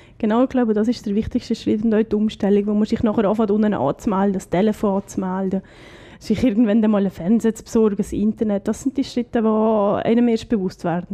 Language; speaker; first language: German; native; German